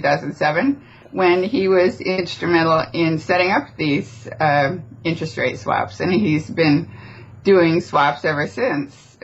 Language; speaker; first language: English; native; English